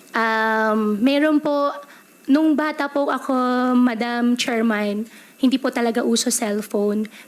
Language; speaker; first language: Filipino; native; Filipino